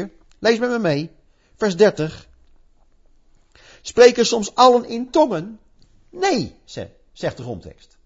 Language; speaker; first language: Dutch; native; Dutch